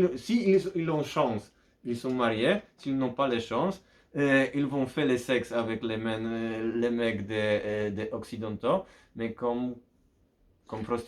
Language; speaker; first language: French; non-native, fluent; Polish